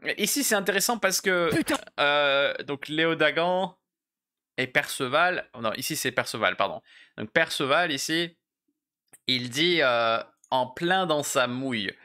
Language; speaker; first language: French; native; French